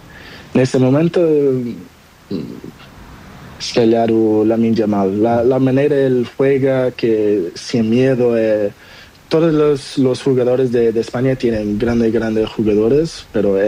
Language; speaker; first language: Spanish; non-native, learner; Portuguese